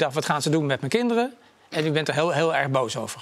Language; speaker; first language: Dutch; native; Dutch